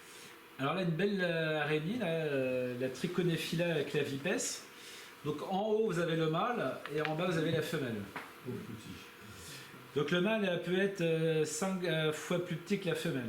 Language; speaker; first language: French; native; French